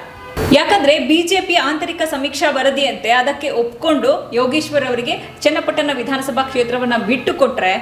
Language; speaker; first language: Kannada; native; Kannada